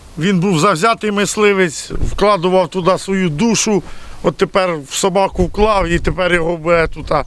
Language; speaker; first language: Ukrainian; non-native, local second language; Russian